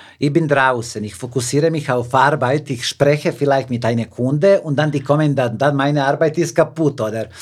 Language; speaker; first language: German; non-native, fluent; Serbian